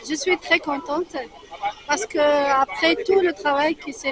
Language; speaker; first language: French; non-native, fluent; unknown